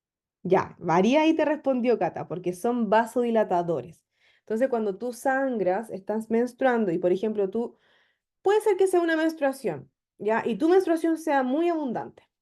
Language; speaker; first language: Spanish; native; Spanish